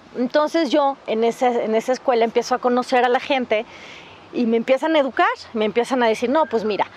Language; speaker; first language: Spanish; native; Spanish